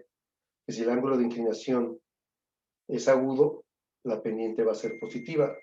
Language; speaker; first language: Spanish; native; Spanish